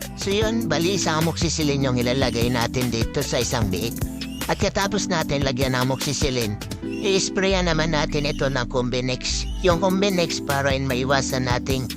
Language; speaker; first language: Filipino; non-native, local second language; Waray